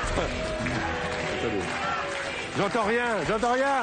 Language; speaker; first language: French; native; French